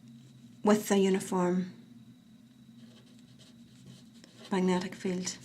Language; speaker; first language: English; native; English